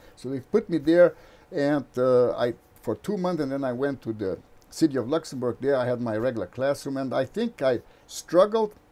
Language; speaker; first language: English; non-native, fluent; Portuguese